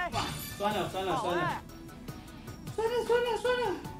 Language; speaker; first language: Chinese; native; Chinese